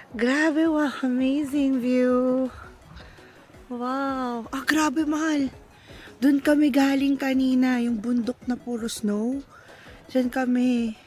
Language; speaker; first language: Filipino; native; Filipino